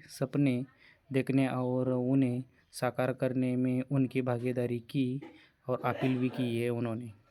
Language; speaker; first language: Hindi; non-native, local second language; Marathi